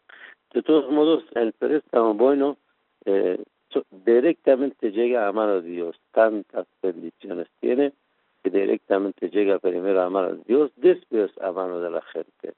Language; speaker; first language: Spanish; non-native, fluent; Persian